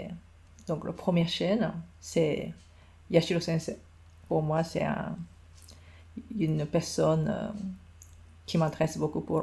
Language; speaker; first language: French; non-native, fluent; Japanese